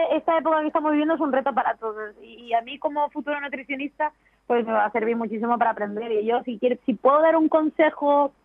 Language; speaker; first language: Spanish; native; Spanish